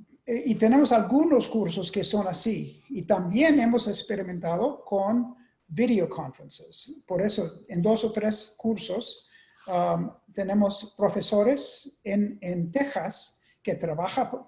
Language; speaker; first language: Spanish; non-native, fluent; English